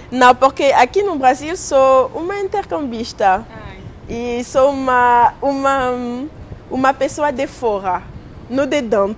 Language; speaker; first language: Portuguese; non-native, learner; French